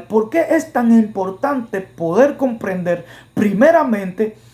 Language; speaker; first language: Spanish; native; Spanish